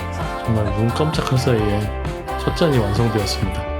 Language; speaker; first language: Korean; native; Korean